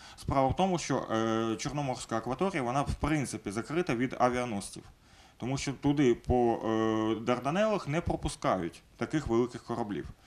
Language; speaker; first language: Ukrainian; non-native, local second language; Russian